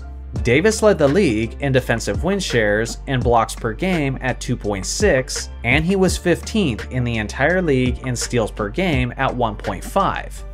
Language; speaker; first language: English; native; English